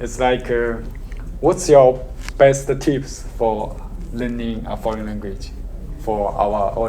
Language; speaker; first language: English; non-native, learner; Chinese